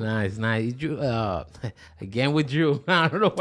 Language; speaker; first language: English; early bilingual, other home language; Spanish